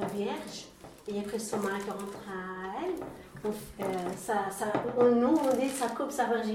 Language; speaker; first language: French; non-native, learner; Arabic